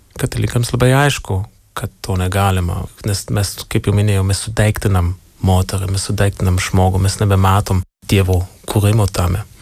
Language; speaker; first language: Lithuanian; non-native, fluent; German